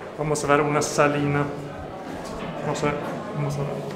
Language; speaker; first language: Spanish; non-native, fluent; Portuguese